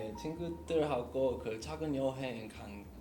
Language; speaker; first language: Korean; non-native, learner; English